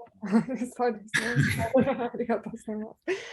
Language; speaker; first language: Japanese; non-native, fluent; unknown